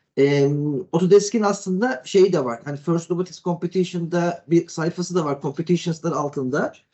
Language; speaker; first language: Turkish; native; Turkish